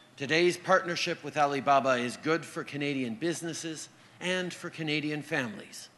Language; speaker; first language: English; native; English